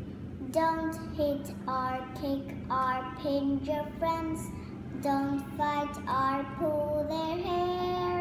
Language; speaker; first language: English; non-native, learner; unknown